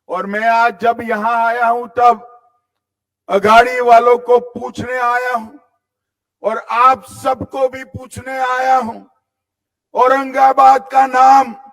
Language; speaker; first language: Hindi; non-native, local second language; Gujarati